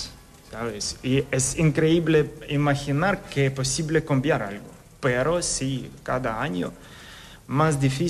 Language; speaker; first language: Spanish; non-native, learner; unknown